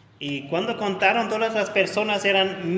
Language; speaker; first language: Spanish; non-native, fluent; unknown